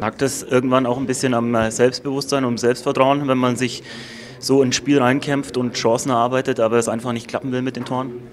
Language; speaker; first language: German; native; German